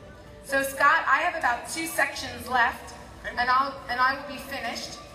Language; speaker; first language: English; native; English